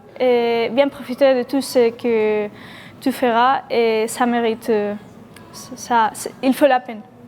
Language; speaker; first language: French; non-native, learner; Spanish